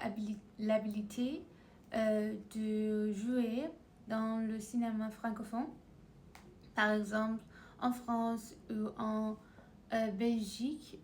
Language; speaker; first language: French; non-native, learner; Persian